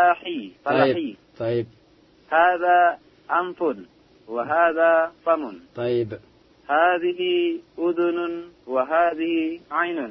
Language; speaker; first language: Arabic; non-native, learner; Indonesian